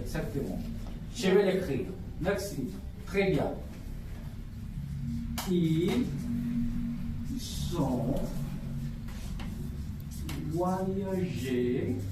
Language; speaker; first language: French; non-native, fluent; Spanish